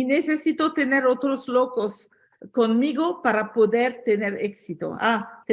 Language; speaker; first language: Spanish; non-native, fluent; French